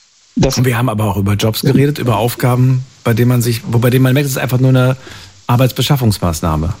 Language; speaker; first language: German; native; German